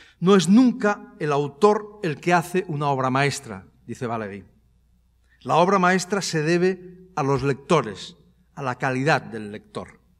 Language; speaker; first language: Spanish; native; Spanish